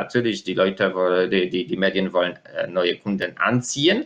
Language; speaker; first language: German; non-native, fluent; Polish